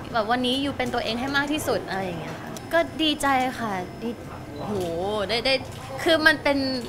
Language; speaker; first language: Thai; non-native, local second language; English